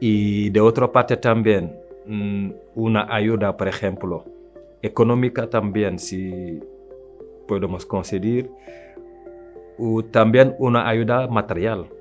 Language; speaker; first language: Spanish; non-native, fluent; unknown